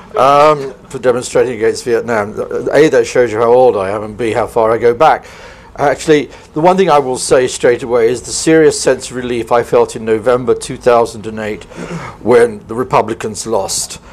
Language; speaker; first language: English; native; English